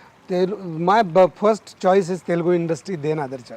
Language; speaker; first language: Telugu; non-native, learner; Marathi